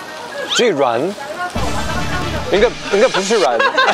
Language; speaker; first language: Chinese; non-native, fluent; Korean